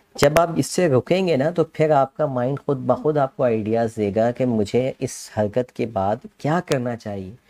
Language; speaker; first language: Urdu; native; Urdu